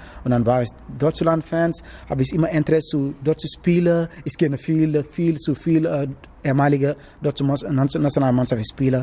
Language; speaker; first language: German; non-native, learner; Wolof